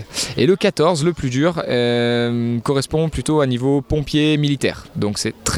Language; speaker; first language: French; native; French